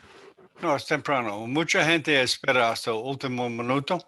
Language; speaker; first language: Spanish; non-native, learner; English